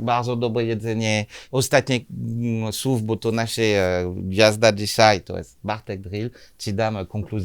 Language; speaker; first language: Polish; non-native, learner; French